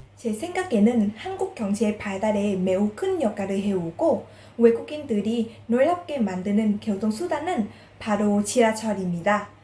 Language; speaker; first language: Korean; non-native, fluent; Vietnamese